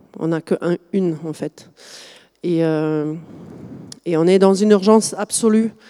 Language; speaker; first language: French; non-native, fluent; German